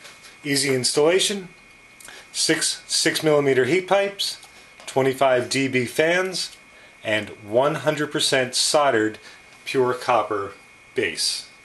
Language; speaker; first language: English; native; English